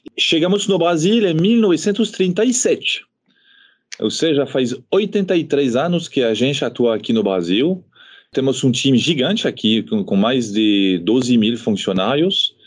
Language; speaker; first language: Portuguese; non-native, fluent; French